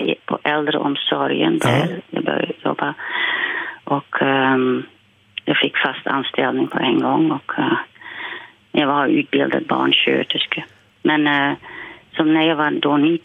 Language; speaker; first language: Swedish; non-native, fluent; Dutch